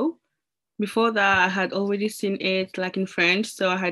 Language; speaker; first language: English; non-native, fluent; French